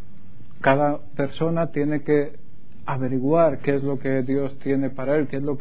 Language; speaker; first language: Spanish; native; Spanish